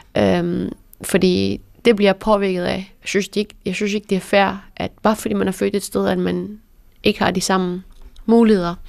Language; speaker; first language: Danish; early bilingual, other home language; Persian